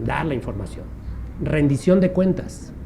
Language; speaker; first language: Spanish; native; Spanish